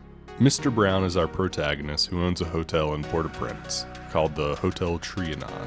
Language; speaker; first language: English; native; English